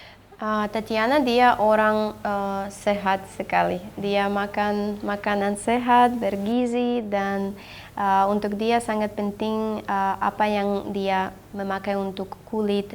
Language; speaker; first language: Indonesian; non-native, fluent; Russian